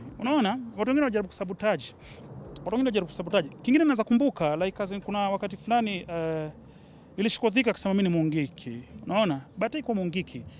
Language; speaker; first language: Swahili; native; Swahili